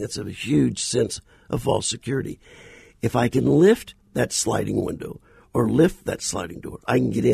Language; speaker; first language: English; native; English